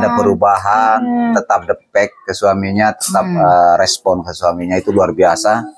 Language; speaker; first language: Indonesian; native; Indonesian